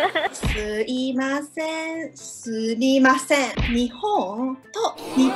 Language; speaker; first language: Japanese; non-native, fluent; Cantonese